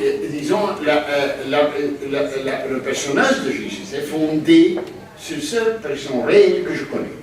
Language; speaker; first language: French; non-native, fluent; Greek